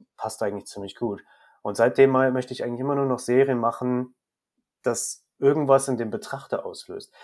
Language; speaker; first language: German; native; German